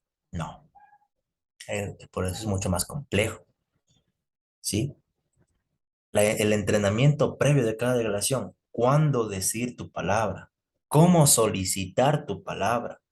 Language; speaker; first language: Spanish; native; Spanish